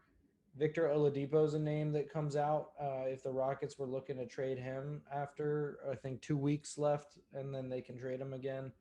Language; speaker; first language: English; native; English